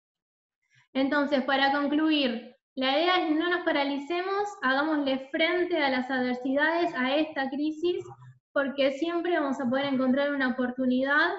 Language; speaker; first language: Spanish; native; Spanish